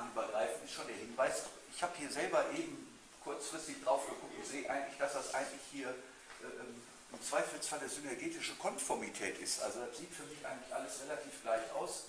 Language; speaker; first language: German; native; German